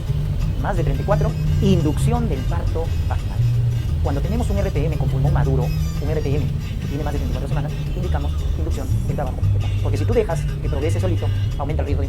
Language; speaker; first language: Spanish; native; Spanish